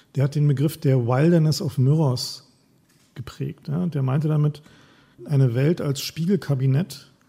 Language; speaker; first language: German; native; German